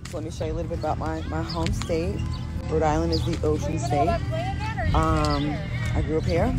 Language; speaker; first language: English; native; English